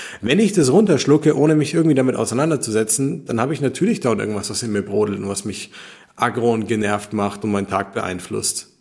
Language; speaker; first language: German; native; German